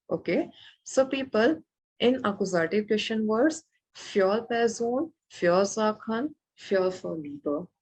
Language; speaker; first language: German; non-native, learner; Malayalam